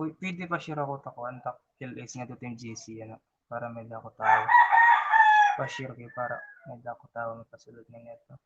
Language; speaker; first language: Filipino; non-native, local second language; Waray